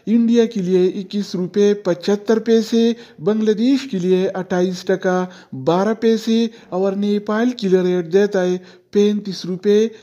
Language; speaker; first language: Urdu; non-native, local second language; Pashto